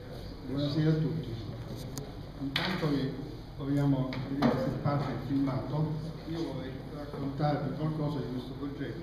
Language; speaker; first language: Italian; native; Italian